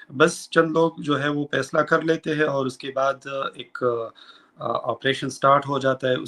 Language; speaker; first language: Urdu; non-native, local second language; Pashto